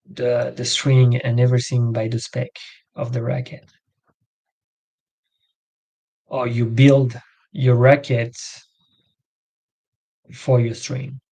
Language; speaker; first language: English; non-native, learner; French